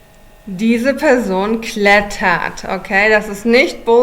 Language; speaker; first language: German; non-native, fluent; English